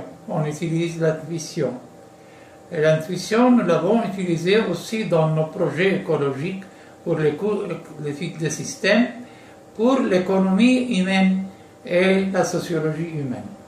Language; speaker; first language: French; non-native, local second language; Arabic